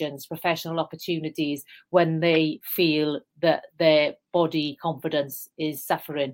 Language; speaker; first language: English; native; English